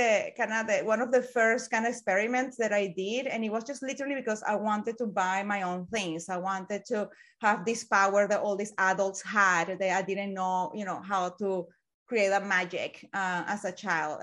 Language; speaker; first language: English; non-native, fluent; Spanish